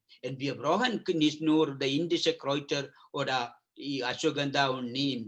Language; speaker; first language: German; non-native, learner; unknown